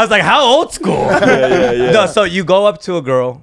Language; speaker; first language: English; early bilingual, other home language; Korean